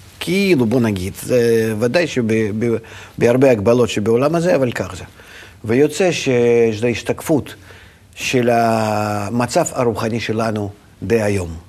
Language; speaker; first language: Hebrew; non-native, fluent; Russian